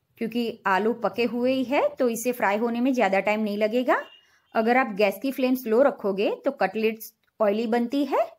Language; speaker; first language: Hindi; non-native, local second language; Gujarati